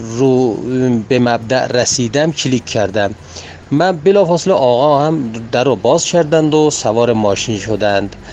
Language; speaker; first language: Persian; non-native, local second language; Azerbaijani